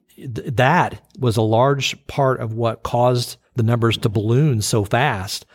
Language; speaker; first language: English; native; English